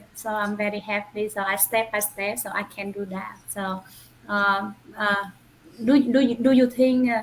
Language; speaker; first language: English; non-native, learner; Vietnamese